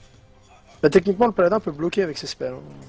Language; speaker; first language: French; native; French